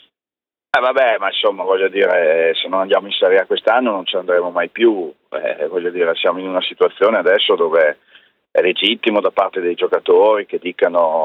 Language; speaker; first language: Italian; native; Italian